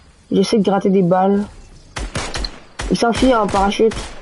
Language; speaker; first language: French; native; French